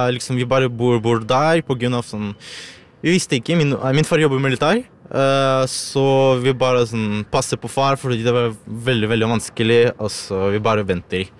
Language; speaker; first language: Norwegian; non-native, learner; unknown